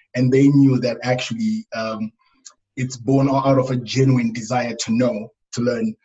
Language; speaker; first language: English; non-native, local second language; Shona